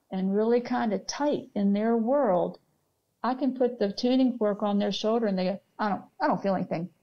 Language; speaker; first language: English; native; English